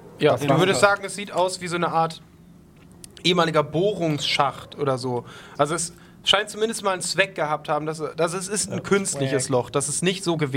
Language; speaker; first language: German; native; German